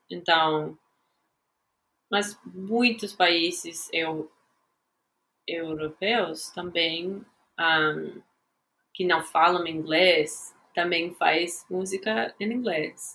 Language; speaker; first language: Portuguese; non-native, fluent; English